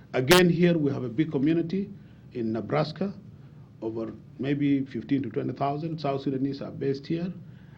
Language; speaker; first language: English; non-native, fluent; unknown